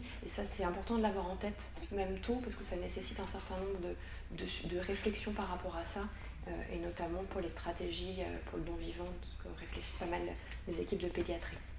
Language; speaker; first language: French; native; French